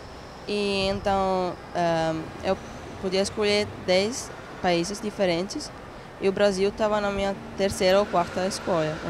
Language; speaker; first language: Portuguese; non-native, learner; Italian